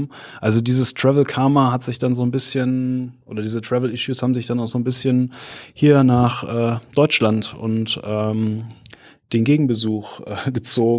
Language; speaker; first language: German; native; German